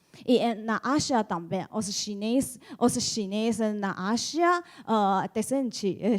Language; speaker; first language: Portuguese; non-native, learner; Chinese